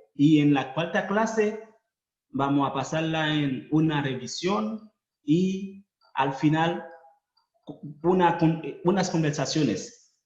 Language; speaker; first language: Spanish; non-native, fluent; Haitian Creole